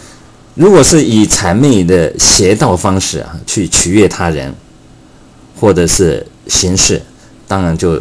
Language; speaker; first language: Chinese; native; Chinese